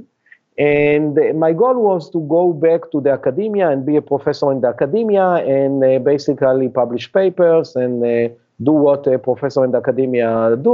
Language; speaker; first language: English; non-native, fluent; Hebrew